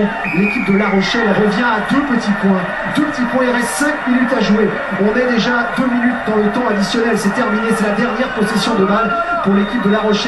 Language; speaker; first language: French; native; French